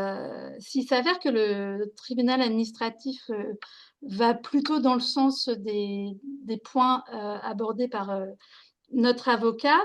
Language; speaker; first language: French; native; French